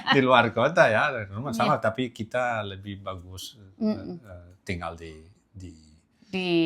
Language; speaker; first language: Indonesian; non-native, learner; Catalan